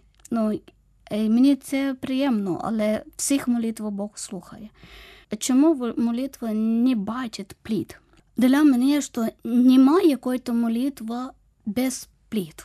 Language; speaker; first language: Ukrainian; non-native, fluent; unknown